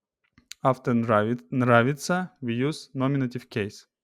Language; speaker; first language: English; non-native, fluent; Russian